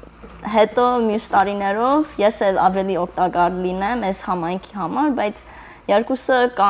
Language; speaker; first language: Armenian; early bilingual, heritage; Armenian